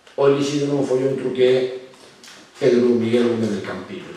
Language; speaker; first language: Spanish; non-native, local second language; Galician